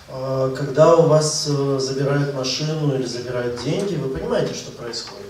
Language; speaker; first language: Russian; native; Russian